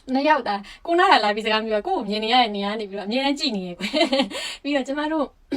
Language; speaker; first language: Burmese; native; Burmese